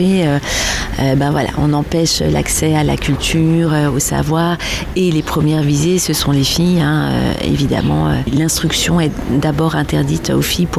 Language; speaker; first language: French; native; French